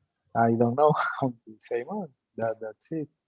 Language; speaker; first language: English; non-native, learner; Spanish